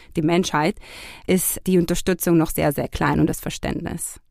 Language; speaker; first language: German; non-native, fluent; Hebrew